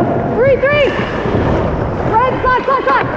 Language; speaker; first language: English; native; English